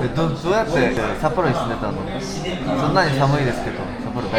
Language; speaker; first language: Japanese; non-native, learner; Korean